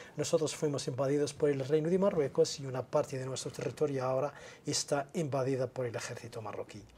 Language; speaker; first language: Spanish; non-native, local second language; Arabic